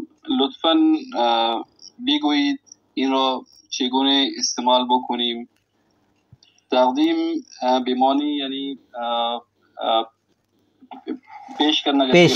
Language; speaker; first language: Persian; non-native, learner; Urdu